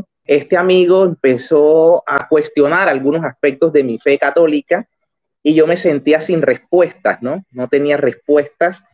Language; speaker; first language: Spanish; native; Spanish